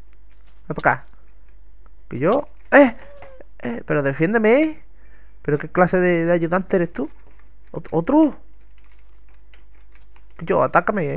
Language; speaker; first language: Spanish; native; Spanish